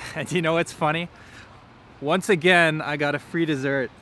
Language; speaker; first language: English; native; English